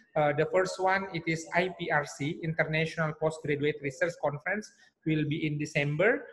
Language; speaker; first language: English; non-native, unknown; Indonesian